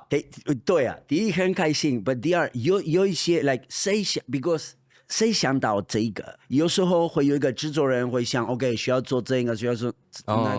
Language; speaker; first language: Chinese; non-native, fluent; Spanish